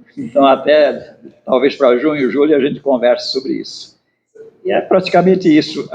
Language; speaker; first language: Portuguese; native; Portuguese